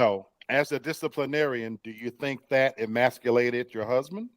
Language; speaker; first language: English; native; English